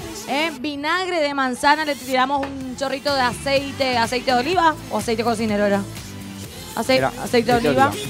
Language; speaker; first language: Spanish; native; Spanish